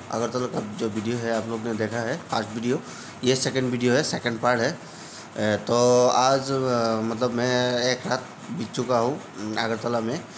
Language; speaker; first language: Hindi; non-native, local second language; Assamese